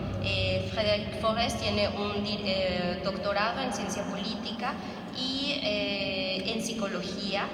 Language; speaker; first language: Spanish; native; Spanish